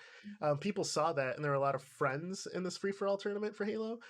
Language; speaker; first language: English; native; English